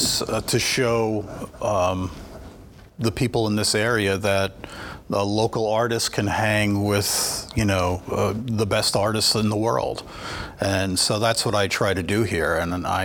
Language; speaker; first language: English; native; English